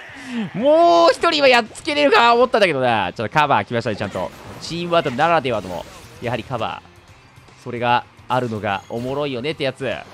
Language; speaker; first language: Japanese; native; Japanese